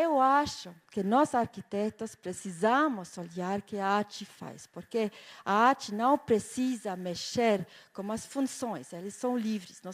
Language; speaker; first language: Portuguese; non-native, fluent; German